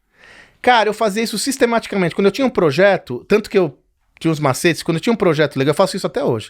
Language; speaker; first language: Portuguese; native; Portuguese